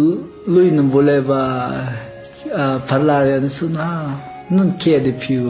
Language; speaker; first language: Italian; non-native, learner; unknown